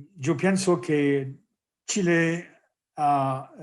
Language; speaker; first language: Spanish; non-native, fluent; French